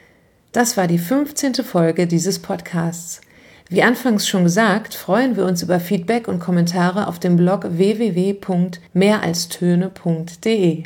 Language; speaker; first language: German; native; German